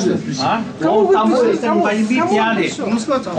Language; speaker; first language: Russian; non-native, learner; Chinese